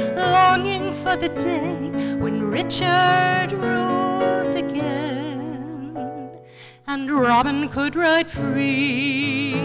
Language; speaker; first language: English; native; English